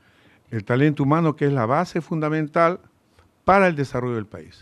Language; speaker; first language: Spanish; native; Spanish